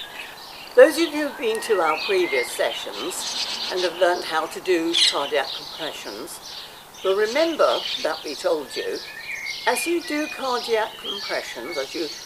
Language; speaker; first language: English; native; English